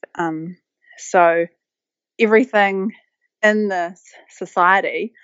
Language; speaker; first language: English; native; English